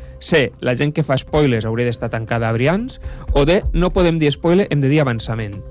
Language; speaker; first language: Catalan; native; Catalan